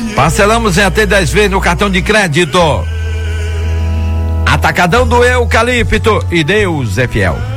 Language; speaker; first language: Portuguese; native; Portuguese